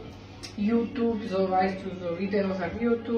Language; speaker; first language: German; non-native, learner; Slovak